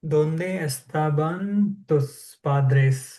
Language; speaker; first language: Spanish; non-native, learner; English